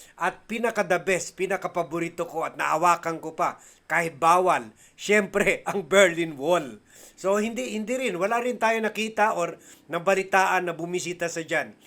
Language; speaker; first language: Filipino; native; Filipino